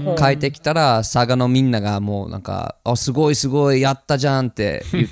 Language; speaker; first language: Japanese; non-native, fluent; English